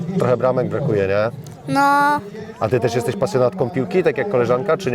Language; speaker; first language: Polish; native; Polish